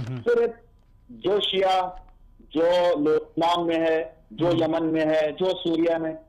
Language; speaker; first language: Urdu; non-native, fluent; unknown